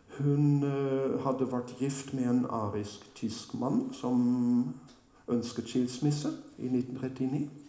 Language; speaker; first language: Norwegian; non-native, fluent; German